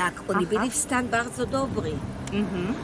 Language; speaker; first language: Polish; early bilingual, heritage; Hebrew